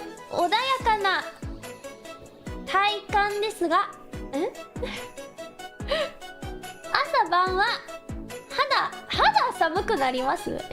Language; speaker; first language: Japanese; non-native, learner; English